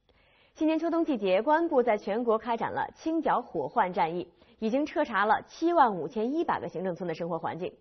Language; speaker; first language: Chinese; native; Chinese